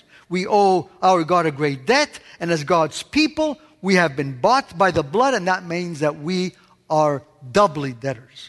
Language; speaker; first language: English; native; English